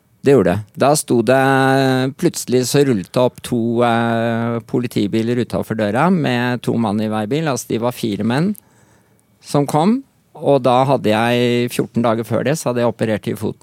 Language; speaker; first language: Norwegian; native; Norwegian